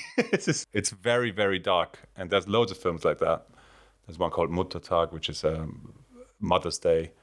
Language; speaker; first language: English; non-native, fluent; German